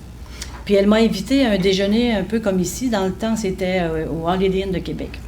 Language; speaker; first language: French; native; French